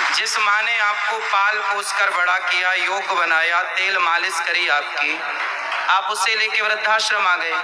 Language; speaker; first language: Hindi; native; Hindi